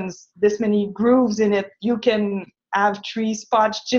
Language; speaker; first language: English; non-native, fluent; French